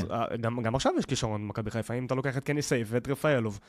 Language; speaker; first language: Hebrew; native; Hebrew